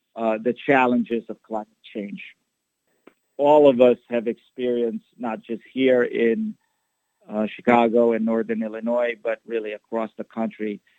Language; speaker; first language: English; non-native, local second language; Filipino